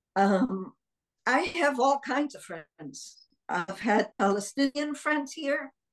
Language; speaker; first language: English; early bilingual, other home language; Hebrew